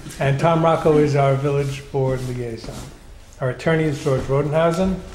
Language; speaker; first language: English; native; English